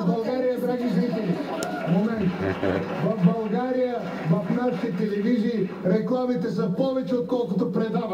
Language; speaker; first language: Bulgarian; native; Bulgarian